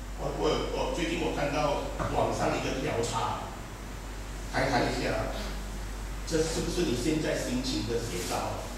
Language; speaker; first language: Chinese; native; Chinese